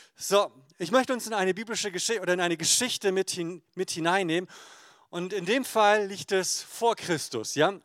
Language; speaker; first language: German; native; German